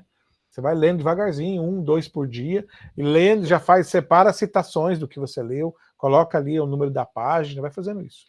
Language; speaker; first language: Portuguese; native; Portuguese